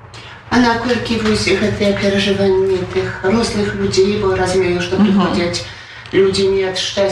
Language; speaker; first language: Polish; non-native, local second language; Belarusian